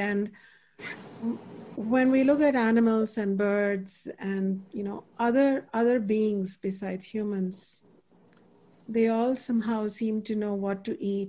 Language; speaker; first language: English; non-native, local second language; Hindi